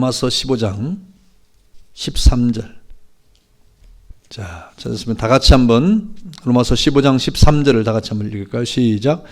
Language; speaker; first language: Korean; native; Korean